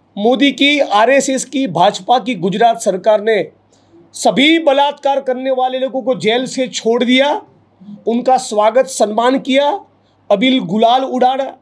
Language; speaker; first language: Hindi; non-native, local second language; Gujarati